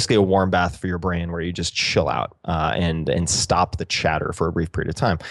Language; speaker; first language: English; native; English